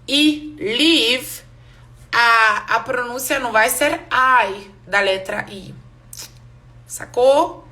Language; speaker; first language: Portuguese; non-native, fluent; English